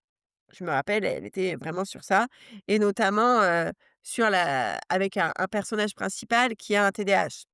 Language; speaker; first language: French; native; French